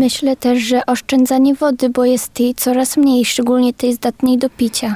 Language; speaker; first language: Polish; native; Polish